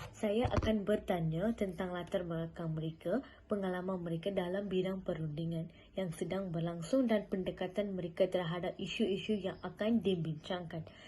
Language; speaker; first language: Malay; non-native, local second language; Tamil